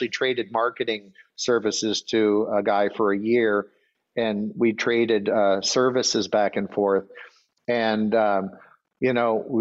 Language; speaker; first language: English; native; English